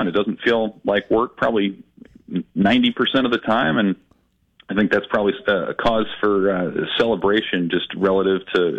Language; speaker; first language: English; native; English